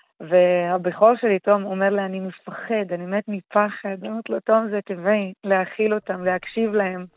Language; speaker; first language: Hebrew; non-native, local second language; Arabic